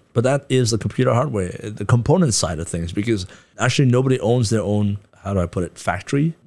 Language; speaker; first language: English; non-native, local second language; Tibetan